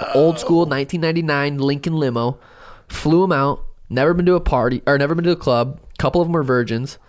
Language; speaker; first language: English; native; English